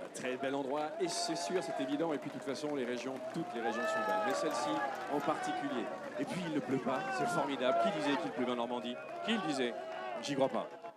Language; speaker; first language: French; native; French